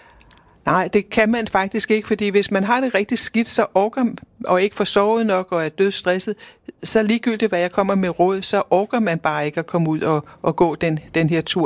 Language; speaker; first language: Danish; native; Danish